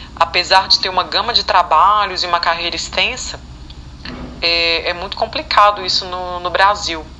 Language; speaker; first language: Portuguese; native; Portuguese